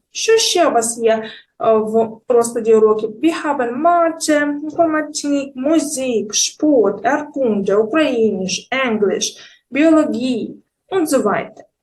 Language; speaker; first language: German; non-native, fluent; Ukrainian